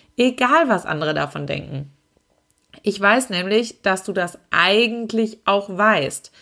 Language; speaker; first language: German; native; German